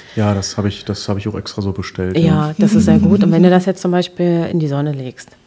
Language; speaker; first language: German; native; German